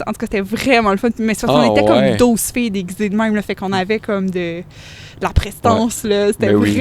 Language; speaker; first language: French; native; French